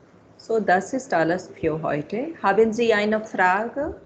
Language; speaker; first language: German; non-native, fluent; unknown